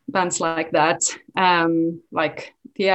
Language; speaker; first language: English; non-native, fluent; Swedish